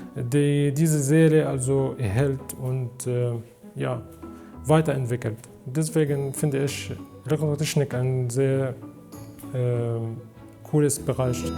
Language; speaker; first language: German; non-native, learner; Arabic